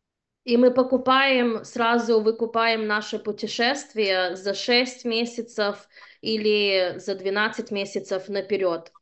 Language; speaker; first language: Russian; early bilingual, heritage; Russian